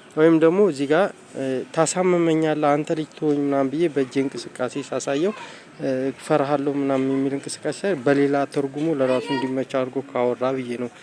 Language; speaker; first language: Amharic; native; Amharic